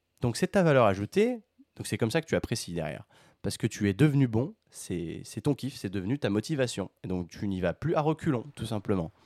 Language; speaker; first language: French; native; French